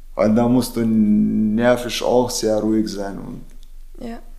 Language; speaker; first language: German; early bilingual, other home language; Russian